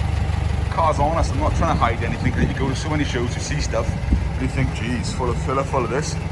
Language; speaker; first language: English; native; English